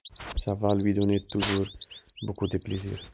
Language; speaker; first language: French; non-native, fluent; Italian